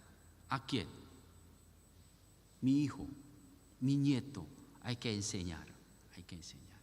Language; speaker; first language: Spanish; non-native, learner; Korean